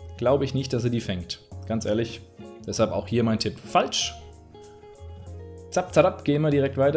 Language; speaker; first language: German; native; German